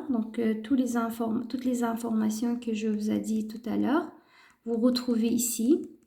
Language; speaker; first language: French; non-native, fluent; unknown